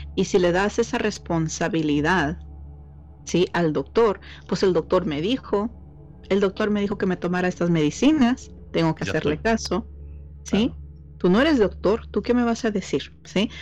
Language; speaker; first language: Spanish; native; Spanish